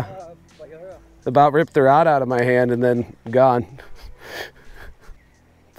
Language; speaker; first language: English; native; English